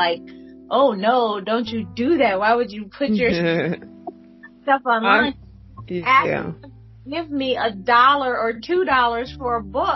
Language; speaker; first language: English; native; English